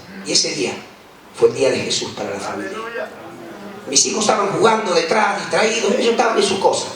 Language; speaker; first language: Spanish; native; Spanish